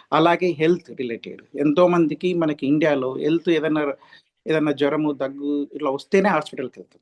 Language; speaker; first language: Telugu; native; Telugu